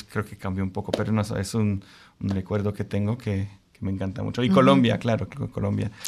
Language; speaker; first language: Spanish; non-native, fluent; French